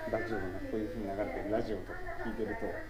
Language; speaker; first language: Japanese; native; Japanese